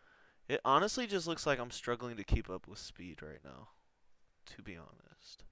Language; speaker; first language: English; native; English